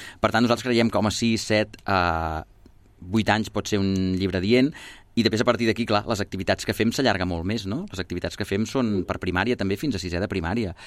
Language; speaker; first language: Catalan; native; Catalan